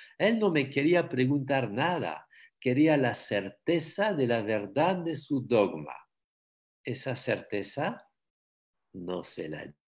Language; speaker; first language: Spanish; non-native, fluent; French